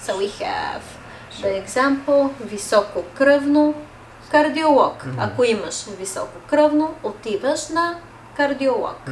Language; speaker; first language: Bulgarian; non-native, fluent; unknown